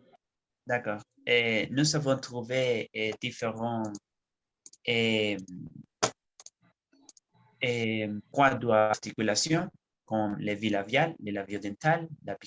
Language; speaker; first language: French; non-native, learner; Spanish